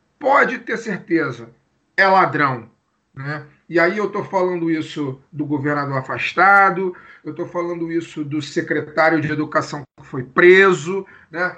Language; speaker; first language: Portuguese; native; Portuguese